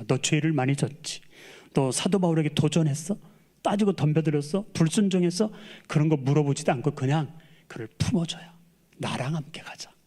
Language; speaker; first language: Korean; native; Korean